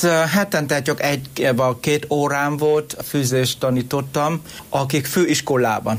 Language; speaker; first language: Hungarian; non-native, learner; Vietnamese